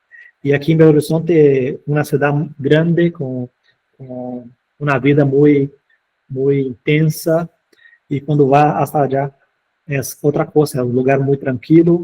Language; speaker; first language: Spanish; non-native, fluent; Portuguese